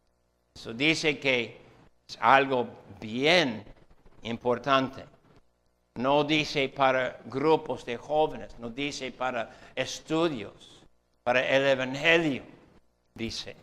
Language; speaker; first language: Spanish; non-native, fluent; English